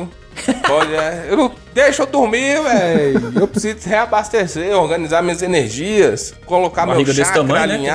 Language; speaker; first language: Portuguese; native; Portuguese